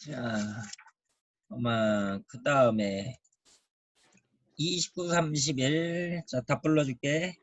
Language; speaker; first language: Korean; native; Korean